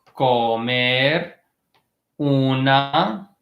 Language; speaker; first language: Spanish; non-native, fluent; English